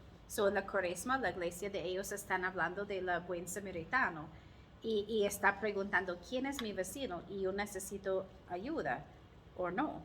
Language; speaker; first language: Spanish; non-native, learner; English